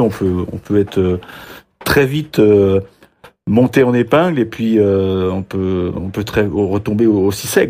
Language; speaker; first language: French; native; French